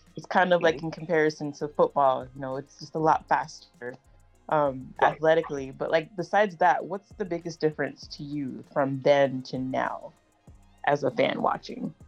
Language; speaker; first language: English; native; English